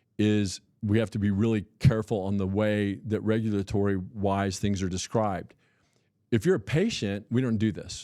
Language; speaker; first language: English; native; English